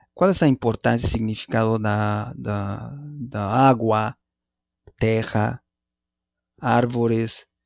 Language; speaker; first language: Portuguese; non-native, fluent; Spanish